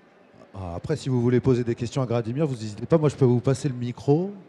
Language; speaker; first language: French; native; French